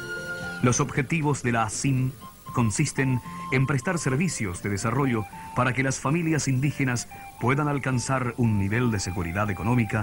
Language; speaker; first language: Spanish; native; Spanish